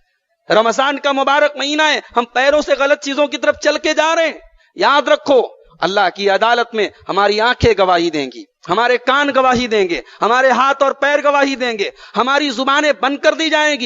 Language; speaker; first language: Urdu; native; Urdu